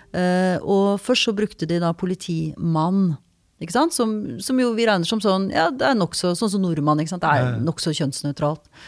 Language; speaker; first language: Norwegian; native; Norwegian